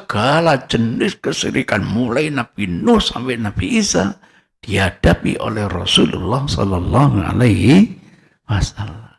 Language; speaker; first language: Indonesian; non-native, local second language; Javanese